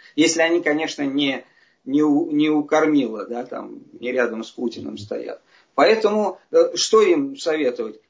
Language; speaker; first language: Russian; native; Russian